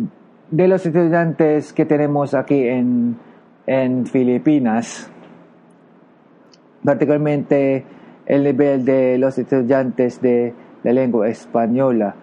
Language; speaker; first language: Spanish; non-native, learner; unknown